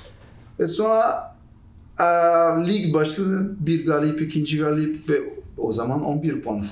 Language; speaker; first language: Turkish; non-native, learner; Portuguese